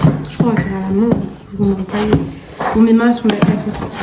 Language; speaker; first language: French; native; French